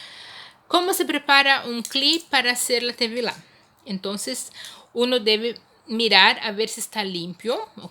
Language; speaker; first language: Spanish; non-native, fluent; Portuguese